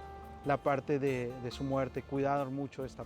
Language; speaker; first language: Spanish; native; Spanish